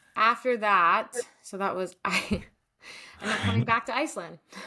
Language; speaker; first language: English; native; English